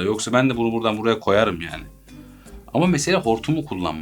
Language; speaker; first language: Turkish; native; Turkish